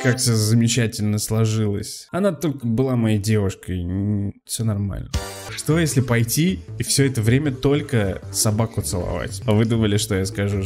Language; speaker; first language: Russian; native; Russian